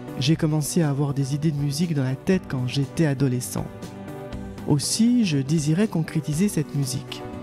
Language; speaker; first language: French; native; French